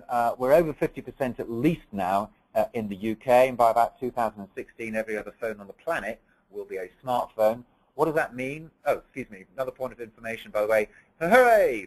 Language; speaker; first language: English; native; English